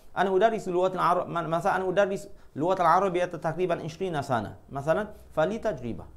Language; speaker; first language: Arabic; non-native, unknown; Malay